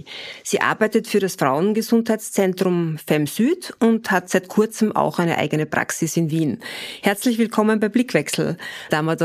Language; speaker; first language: German; native; German